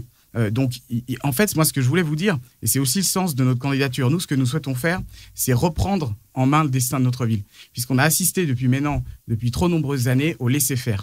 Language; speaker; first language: French; native; French